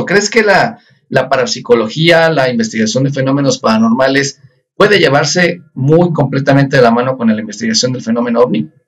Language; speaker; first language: Spanish; native; Spanish